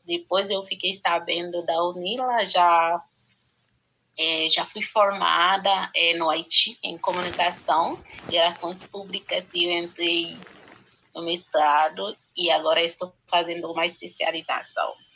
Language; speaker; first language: Portuguese; non-native, fluent; Haitian Creole